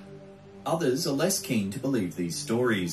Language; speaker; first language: English; native; English